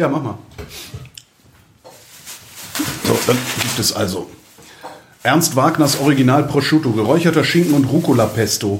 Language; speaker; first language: German; native; German